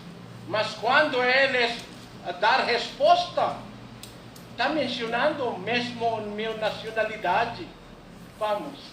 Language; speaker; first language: Portuguese; non-native, learner; Filipino